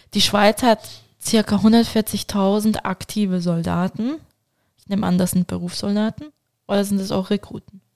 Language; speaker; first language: German; early bilingual, other home language; Turkish